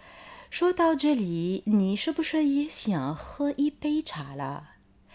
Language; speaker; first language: Chinese; non-native, fluent; Arabic